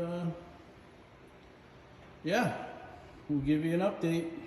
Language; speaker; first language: English; native; English